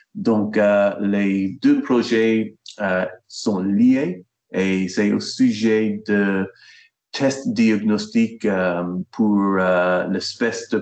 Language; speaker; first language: French; non-native, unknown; English